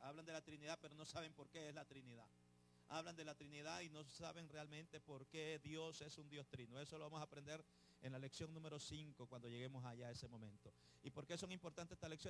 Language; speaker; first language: Spanish; native; Spanish